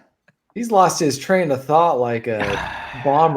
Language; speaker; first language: English; native; English